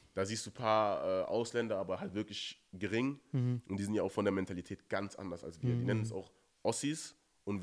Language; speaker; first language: German; native; German